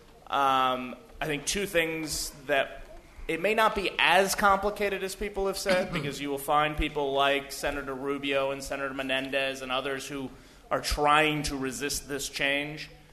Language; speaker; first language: English; early bilingual, other home language; Spanish